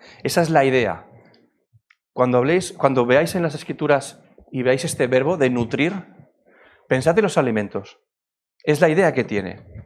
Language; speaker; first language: Spanish; native; Spanish